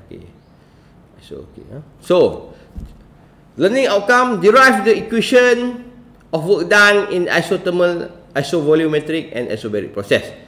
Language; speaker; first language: English; non-native, local second language; Malay